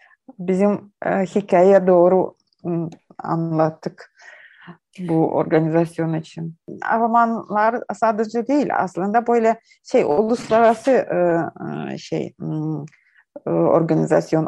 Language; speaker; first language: Turkish; non-native, learner; Ukrainian